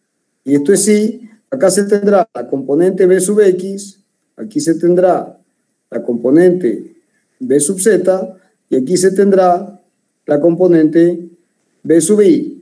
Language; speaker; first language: Spanish; native; Spanish